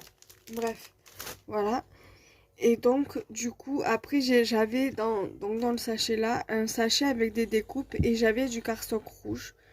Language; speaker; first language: French; native; French